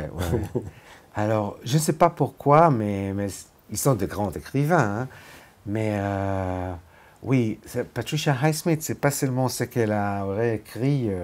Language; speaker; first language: French; non-native, fluent; Hebrew